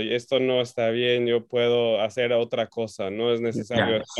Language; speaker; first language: Spanish; non-native, fluent; English